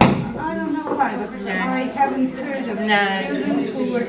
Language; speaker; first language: English; non-native, fluent; Bulgarian